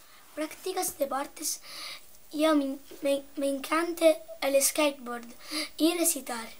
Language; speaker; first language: Spanish; non-native, learner; Italian